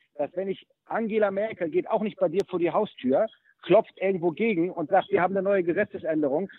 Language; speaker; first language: German; native; German